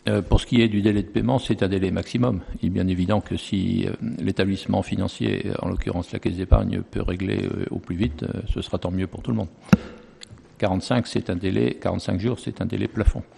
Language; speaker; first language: French; native; French